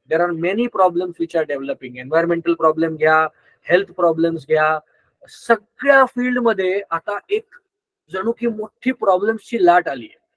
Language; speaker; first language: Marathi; non-native, local second language; Gujarati